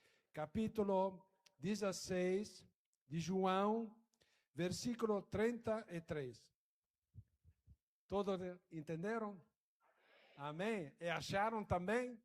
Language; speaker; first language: Portuguese; non-native, fluent; Italian